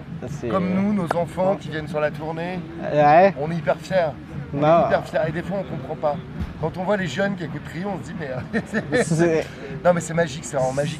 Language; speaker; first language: French; native; French